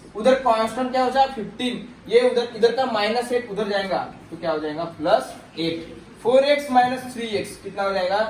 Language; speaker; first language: Hindi; non-native, local second language; Marathi